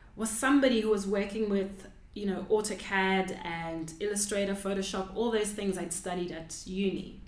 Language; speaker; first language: English; non-native, local second language; Shona